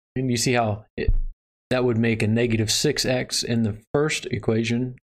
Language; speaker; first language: English; native; English